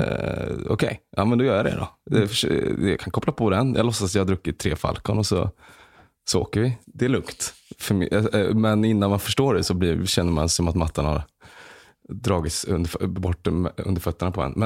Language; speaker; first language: Swedish; native; Swedish